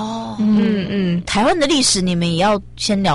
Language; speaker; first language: Chinese; native; Chinese